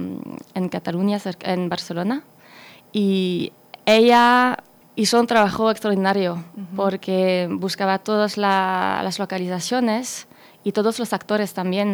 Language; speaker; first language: Spanish; non-native, fluent; French